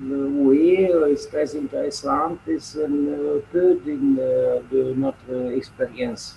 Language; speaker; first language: French; non-native, learner; Romanian